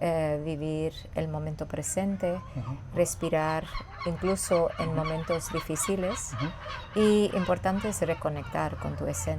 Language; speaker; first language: Spanish; non-native, fluent; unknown